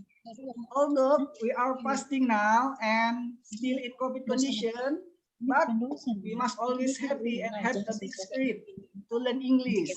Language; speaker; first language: English; non-native, learner; Indonesian